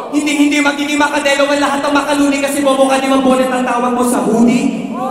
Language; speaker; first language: Filipino; native; Filipino